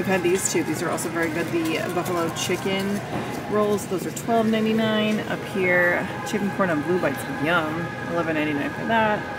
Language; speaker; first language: English; native; English